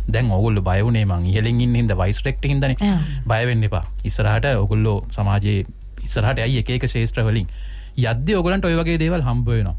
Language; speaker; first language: Sinhala; native; Sinhala